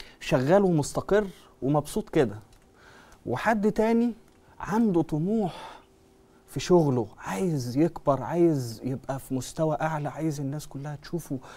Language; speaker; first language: Arabic; native; Arabic